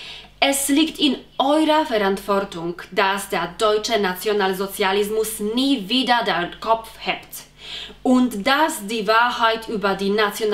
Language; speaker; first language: German; non-native, fluent; Polish